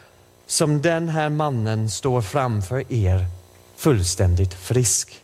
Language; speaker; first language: Swedish; non-native, fluent; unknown